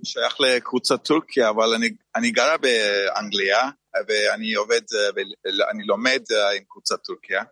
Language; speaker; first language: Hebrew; non-native, fluent; Turkish